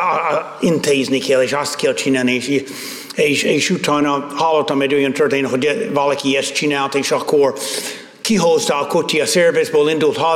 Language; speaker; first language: Hungarian; non-native, fluent; English